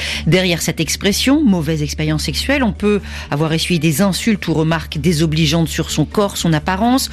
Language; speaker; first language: French; native; French